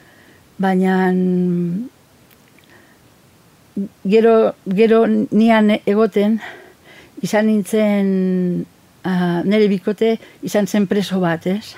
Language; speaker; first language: Basque; non-native, fluent; Catalan